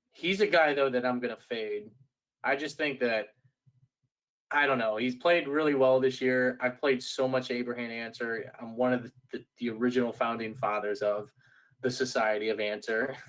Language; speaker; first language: English; native; English